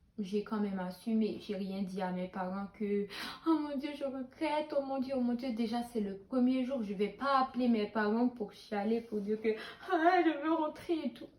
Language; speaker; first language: French; non-native, local second language; Haitian Creole